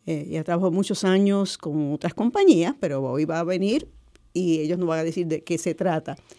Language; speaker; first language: Spanish; native; Spanish